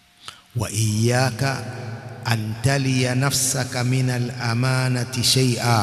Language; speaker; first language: Arabic; non-native, fluent; Swahili